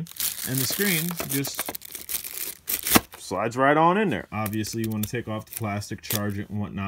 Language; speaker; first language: English; native; English